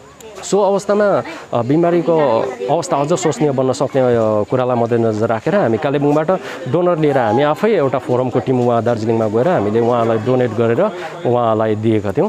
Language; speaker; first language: Nepali; native; Nepali